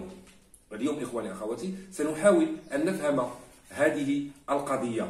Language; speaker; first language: Arabic; native; Arabic